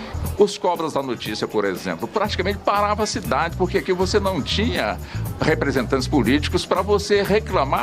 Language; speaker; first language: Portuguese; native; Portuguese